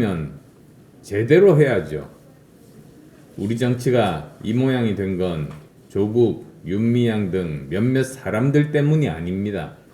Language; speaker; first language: Korean; native; Korean